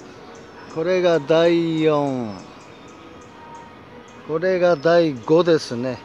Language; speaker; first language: Japanese; native; Japanese